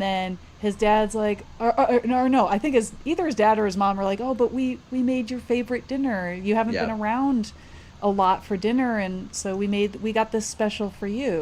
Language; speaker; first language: English; native; English